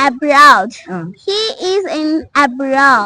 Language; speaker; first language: English; non-native, learner; Malayalam